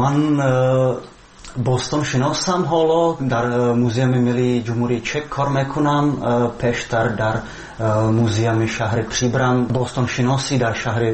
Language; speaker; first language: Persian; non-native, learner; Czech